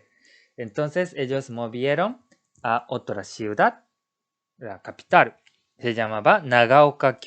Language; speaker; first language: Spanish; non-native, learner; Japanese